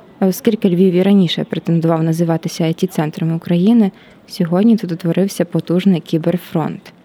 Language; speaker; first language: Ukrainian; native; Ukrainian